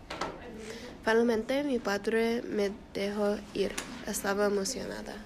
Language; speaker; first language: Spanish; non-native, learner; English